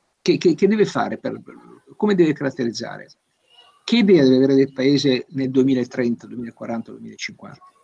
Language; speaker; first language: Italian; native; Italian